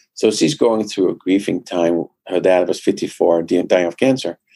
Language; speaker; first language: English; non-native, fluent; Dutch